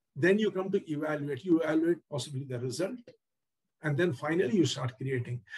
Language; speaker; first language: English; non-native, local second language; Tamil